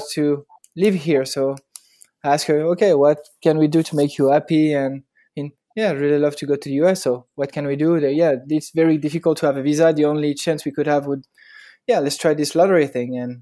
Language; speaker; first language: English; non-native, fluent; French